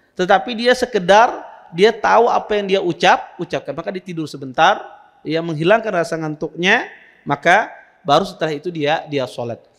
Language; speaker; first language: Indonesian; native; Indonesian